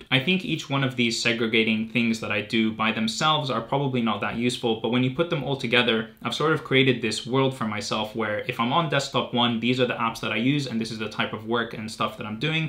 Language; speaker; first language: English; native; English